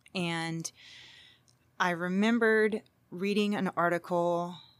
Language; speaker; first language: English; native; English